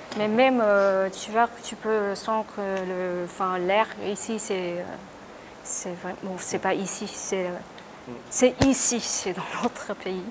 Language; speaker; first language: French; non-native, learner; Vietnamese